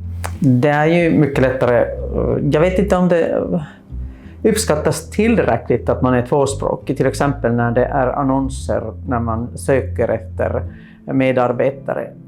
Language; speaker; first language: Swedish; non-native, local second language; Finnish